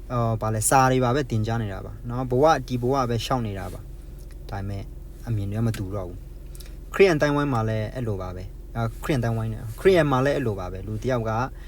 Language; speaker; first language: Burmese; non-native, local second language; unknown